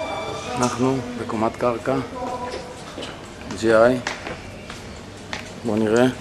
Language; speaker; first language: Hebrew; native; Hebrew